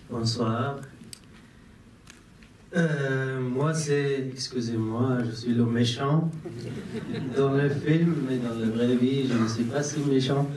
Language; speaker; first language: French; non-native, fluent; Persian